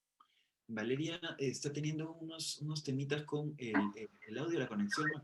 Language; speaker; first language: Spanish; native; Spanish